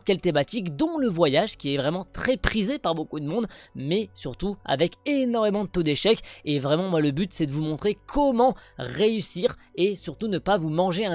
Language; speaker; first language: French; native; French